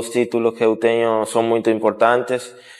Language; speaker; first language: Portuguese; non-native, fluent; Spanish